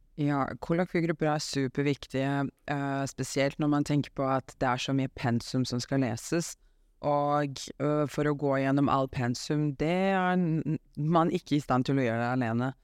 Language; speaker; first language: Norwegian; non-native, fluent; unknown